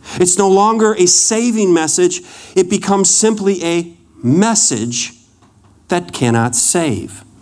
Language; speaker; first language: English; native; English